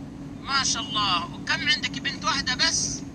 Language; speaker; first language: Arabic; native; Arabic